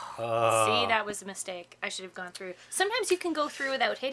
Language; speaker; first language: English; native; English